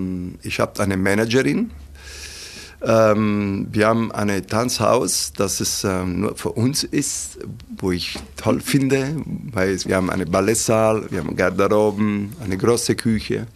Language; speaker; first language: German; non-native, fluent; Italian